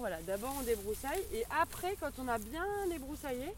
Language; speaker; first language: French; native; French